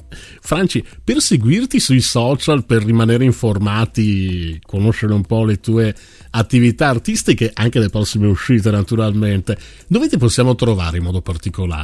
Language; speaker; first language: Italian; native; Italian